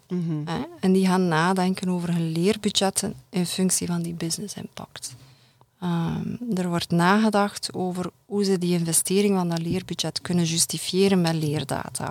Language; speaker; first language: Dutch; native; Dutch